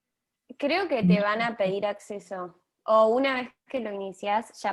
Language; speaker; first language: Spanish; native; Spanish